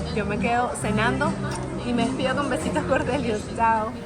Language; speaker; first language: Spanish; native; Spanish